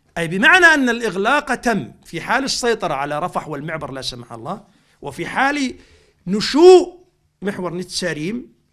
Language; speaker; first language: Arabic; native; Arabic